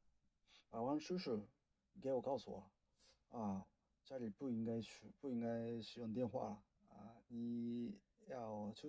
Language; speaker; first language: Chinese; non-native, learner; Japanese